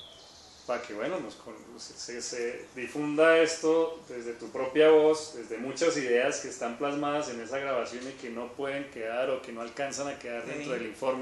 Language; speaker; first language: Spanish; native; Spanish